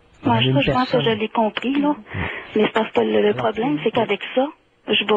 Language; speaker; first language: French; native; French